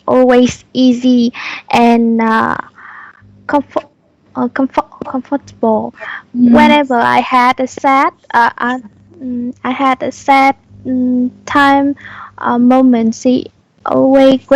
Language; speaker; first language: English; non-native, learner; Vietnamese